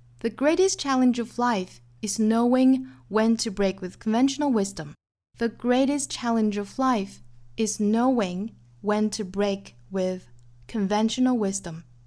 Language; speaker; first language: English; non-native, fluent; Chinese